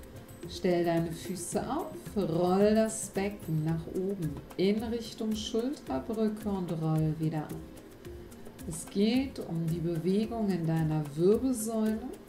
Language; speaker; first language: German; native; German